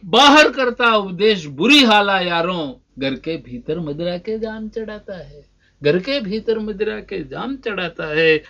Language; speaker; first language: Hindi; non-native, local second language; Rajasthani